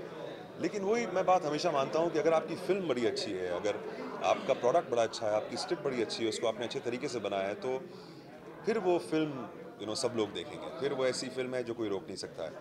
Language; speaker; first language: Hindi; native; Hindi